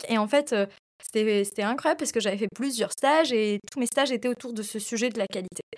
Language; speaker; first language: French; non-native, local second language; Arabic